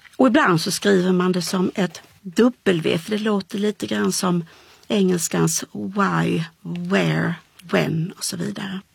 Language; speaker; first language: Swedish; native; Swedish